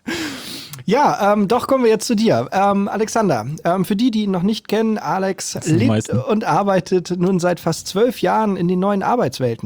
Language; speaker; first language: German; native; German